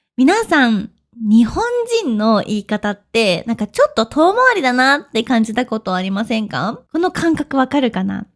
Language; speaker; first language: Japanese; native; Japanese